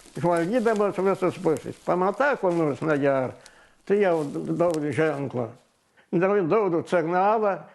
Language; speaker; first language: Lithuanian; native; Lithuanian